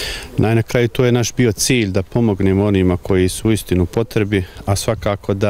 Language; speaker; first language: Croatian; native; Croatian